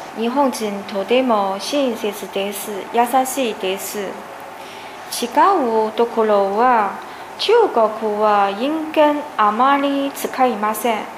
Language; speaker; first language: Japanese; non-native, learner; Chinese